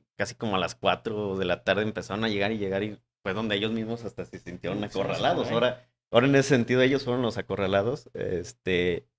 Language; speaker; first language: Spanish; native; Spanish